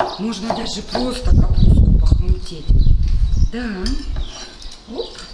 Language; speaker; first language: Russian; native; Russian